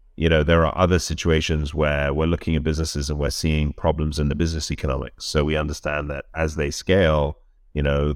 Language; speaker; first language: English; native; English